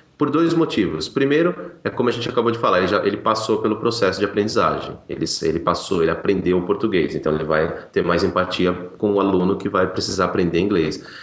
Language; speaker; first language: Portuguese; native; Portuguese